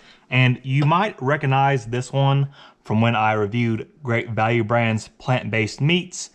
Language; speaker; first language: English; native; English